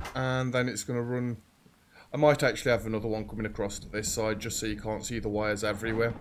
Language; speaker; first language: English; native; English